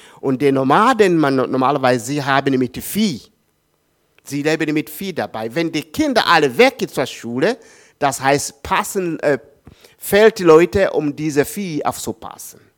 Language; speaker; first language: German; non-native, learner; Swahili